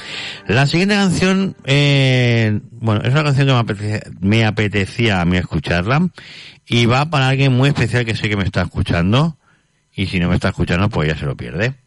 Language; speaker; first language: Spanish; native; Spanish